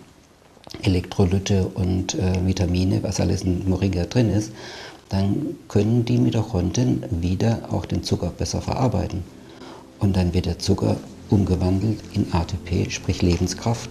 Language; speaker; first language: German; native; German